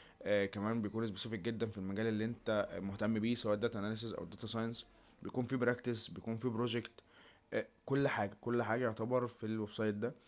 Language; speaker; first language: Arabic; native; Arabic